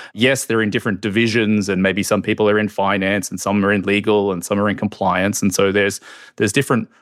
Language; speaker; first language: English; native; English